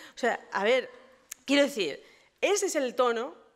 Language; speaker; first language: Spanish; native; Spanish